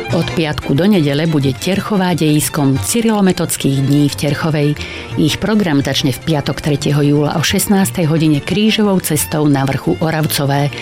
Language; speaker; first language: Slovak; native; Slovak